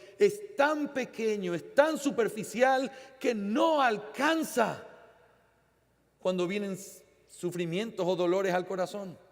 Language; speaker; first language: Spanish; native; Spanish